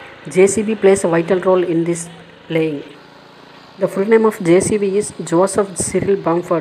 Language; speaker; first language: English; non-native, local second language; Tamil